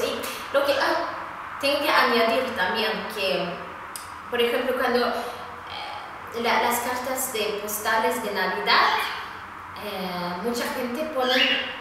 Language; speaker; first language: Spanish; non-native, fluent; Swedish